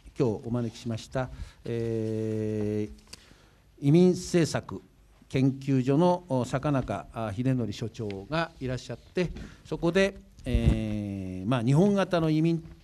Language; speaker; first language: Japanese; native; Japanese